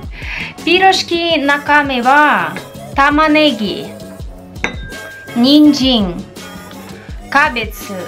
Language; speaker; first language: Japanese; non-native, learner; Russian